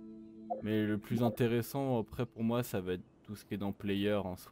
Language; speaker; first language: French; native; French